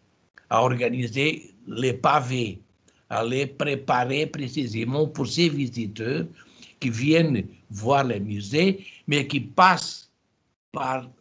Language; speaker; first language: French; non-native, fluent; Portuguese